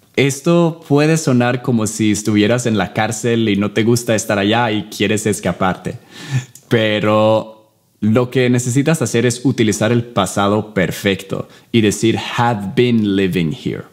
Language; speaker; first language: Spanish; non-native, fluent; English